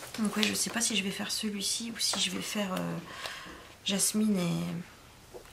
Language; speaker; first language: French; native; French